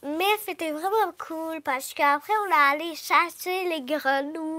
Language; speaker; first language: French; early bilingual, other home language; Ukrainian